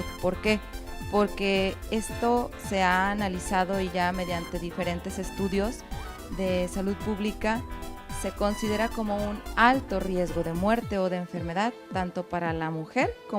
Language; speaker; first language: Spanish; native; Spanish